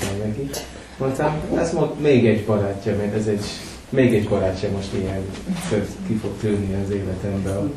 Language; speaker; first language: Hungarian; non-native, learner; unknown